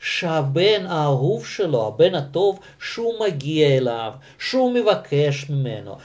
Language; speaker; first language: Hebrew; non-native, fluent; Russian